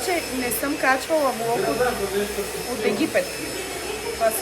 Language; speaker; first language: Bulgarian; native; Bulgarian